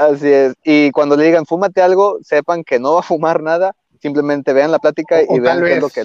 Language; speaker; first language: Spanish; native; Spanish